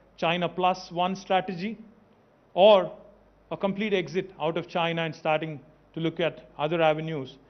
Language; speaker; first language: English; non-native, local second language; Telugu